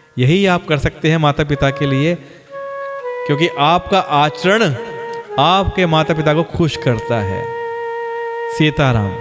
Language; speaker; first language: Hindi; native; Hindi